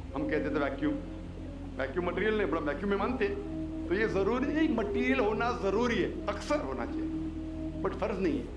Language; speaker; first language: Hindi; non-native, local second language; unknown